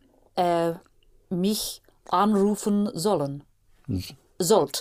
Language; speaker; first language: German; non-native, learner; English